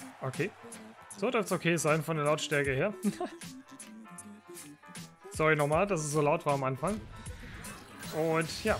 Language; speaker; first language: German; native; German